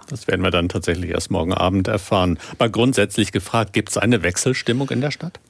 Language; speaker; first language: German; native; German